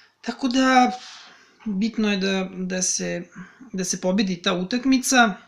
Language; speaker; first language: Serbian; native; Serbian